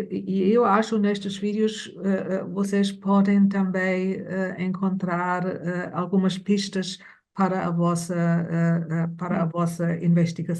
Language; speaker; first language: Portuguese; non-native, fluent; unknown